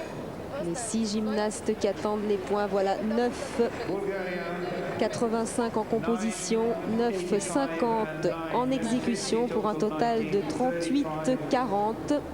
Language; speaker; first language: French; native; French